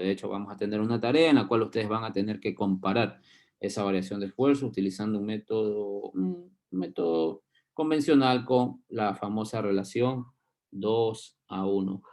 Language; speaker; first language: Spanish; native; Spanish